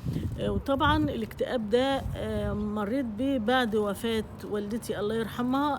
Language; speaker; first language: Arabic; native; Arabic